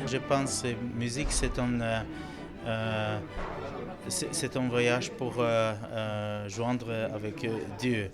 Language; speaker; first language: French; non-native, learner; Russian